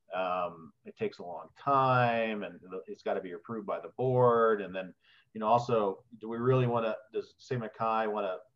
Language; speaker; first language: English; native; English